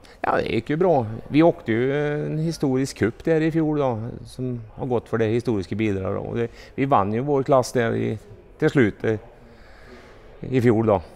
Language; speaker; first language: Swedish; native; Swedish